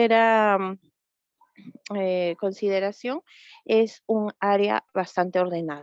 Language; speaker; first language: Spanish; native; Spanish